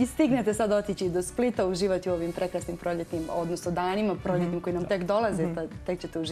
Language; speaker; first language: Croatian; native; Croatian